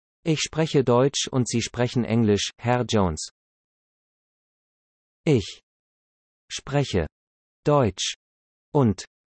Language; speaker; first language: German; non-native, learner; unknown